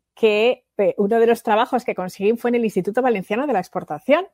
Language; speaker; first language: Spanish; native; Spanish